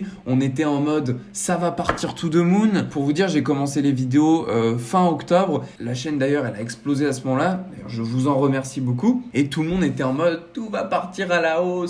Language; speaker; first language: French; native; French